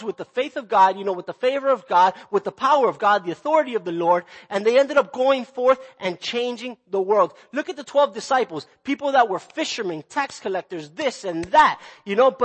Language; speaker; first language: English; native; English